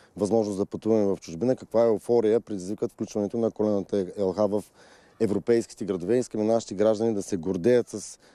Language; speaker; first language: Bulgarian; native; Bulgarian